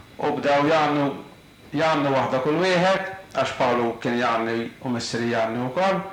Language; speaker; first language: Maltese; native; Maltese